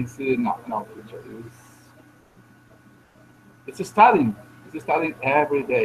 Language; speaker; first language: English; non-native, learner; Spanish